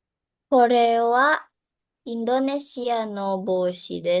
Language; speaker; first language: Japanese; non-native, learner; Indonesian